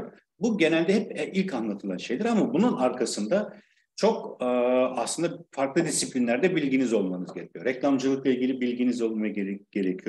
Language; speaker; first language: Turkish; native; Turkish